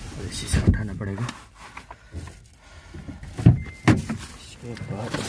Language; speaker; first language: Hindi; non-native, learner; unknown